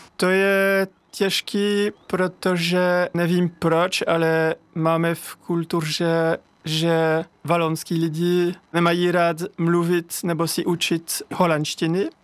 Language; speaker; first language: Czech; non-native, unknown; French